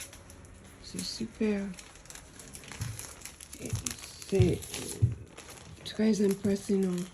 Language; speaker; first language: French; non-native, fluent; English